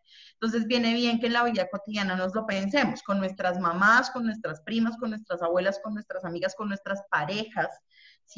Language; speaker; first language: Spanish; native; Spanish